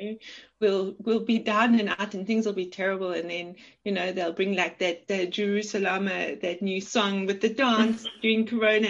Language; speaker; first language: English; native; English